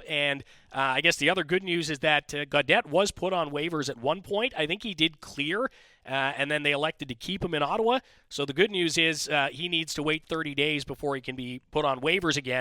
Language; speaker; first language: English; native; English